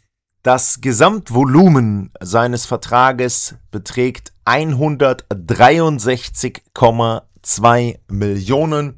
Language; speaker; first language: German; native; German